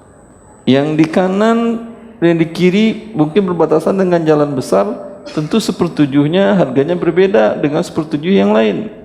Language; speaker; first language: Indonesian; native; Indonesian